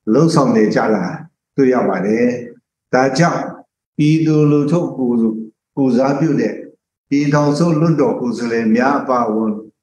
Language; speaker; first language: Burmese; non-native, local second language; Kachin